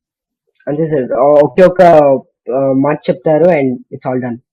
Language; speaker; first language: Telugu; non-native, learner; Kannada